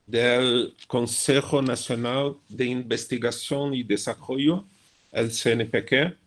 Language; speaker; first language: Spanish; non-native, fluent; Portuguese